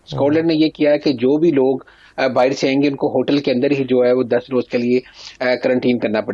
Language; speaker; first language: Urdu; native; Urdu